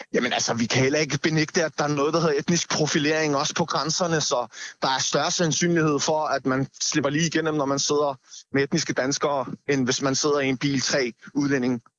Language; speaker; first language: Danish; native; Danish